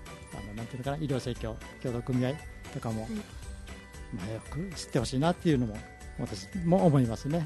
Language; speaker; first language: Japanese; native; Japanese